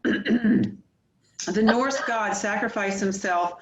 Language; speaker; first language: English; native; English